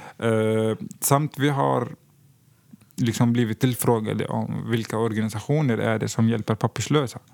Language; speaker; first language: Swedish; non-native, fluent; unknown